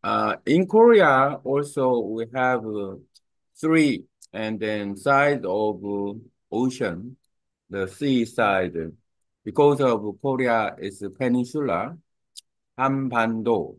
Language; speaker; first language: English; non-native, learner; Korean